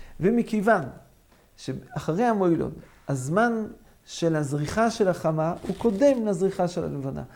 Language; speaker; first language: Hebrew; non-native, fluent; English